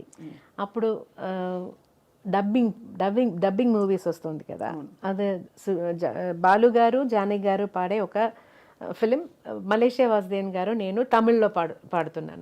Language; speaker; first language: Telugu; non-native, local second language; Malayalam